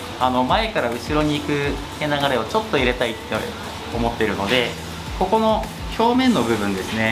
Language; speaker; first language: Japanese; native; Japanese